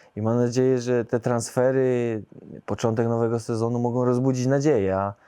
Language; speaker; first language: Polish; native; Polish